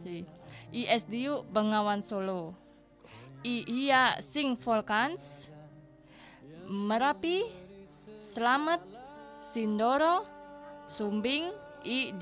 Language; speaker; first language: Catalan; non-native, learner; Indonesian